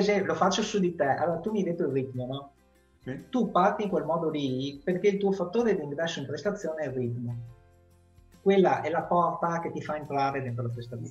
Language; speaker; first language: Italian; native; Italian